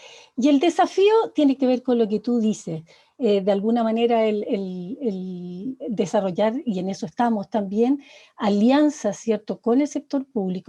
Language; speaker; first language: Spanish; native; Spanish